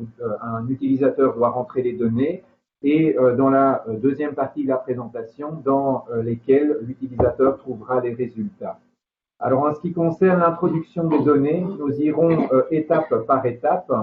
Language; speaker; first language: French; native; French